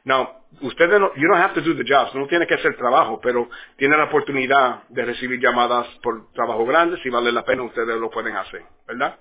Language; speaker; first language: Spanish; early bilingual, heritage; Spanish